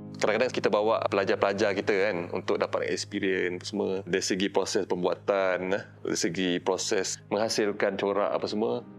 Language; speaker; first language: Malay; non-native, local second language; Iban